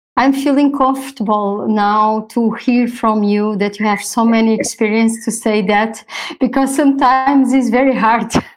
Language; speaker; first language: English; non-native, fluent; Portuguese